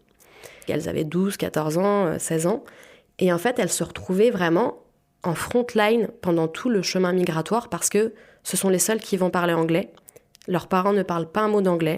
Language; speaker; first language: French; native; French